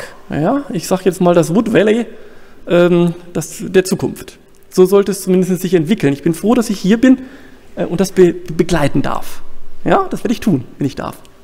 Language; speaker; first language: German; native; German